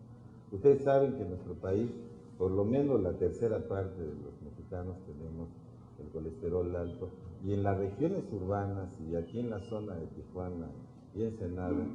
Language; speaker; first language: Spanish; native; Spanish